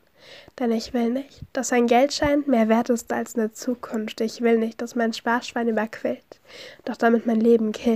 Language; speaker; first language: German; native; German